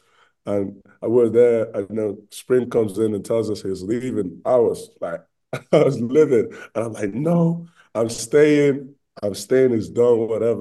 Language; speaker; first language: English; native; English